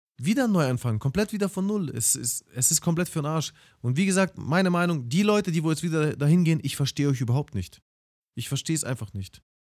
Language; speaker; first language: German; early bilingual, other home language; Russian